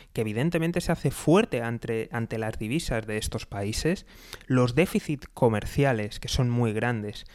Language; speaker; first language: Spanish; native; Spanish